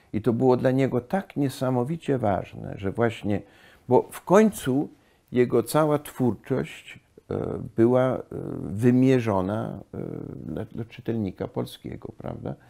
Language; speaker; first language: Polish; early bilingual, heritage; Polish